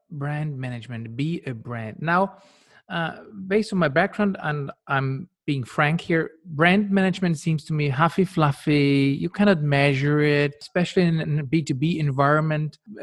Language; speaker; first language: English; non-native, fluent; German